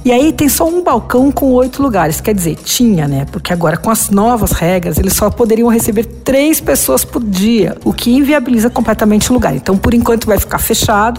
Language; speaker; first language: Portuguese; native; Portuguese